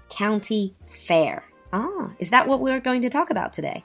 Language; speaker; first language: English; non-native, fluent; Chinese